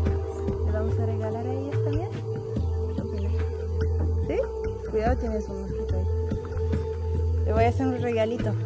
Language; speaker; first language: Spanish; non-native, fluent; French